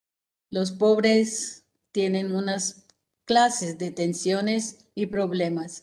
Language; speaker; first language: Spanish; non-native, fluent; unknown